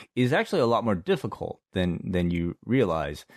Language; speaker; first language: English; non-native, local second language; Cantonese